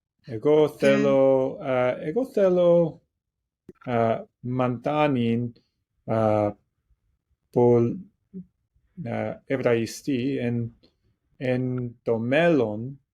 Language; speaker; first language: Greek; non-native, learner; English